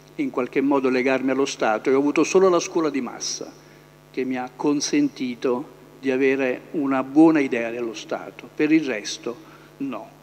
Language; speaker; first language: Italian; native; Italian